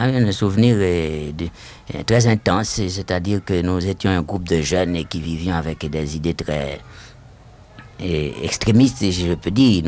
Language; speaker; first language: French; non-native, local second language; Haitian Creole